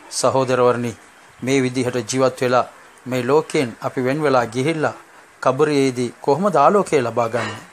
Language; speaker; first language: Sinhala; non-native, local second language; Tamil